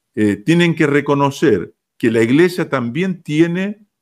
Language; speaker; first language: Spanish; native; Spanish